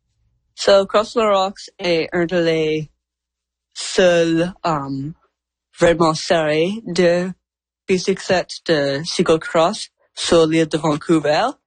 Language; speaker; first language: French; non-native, local second language; English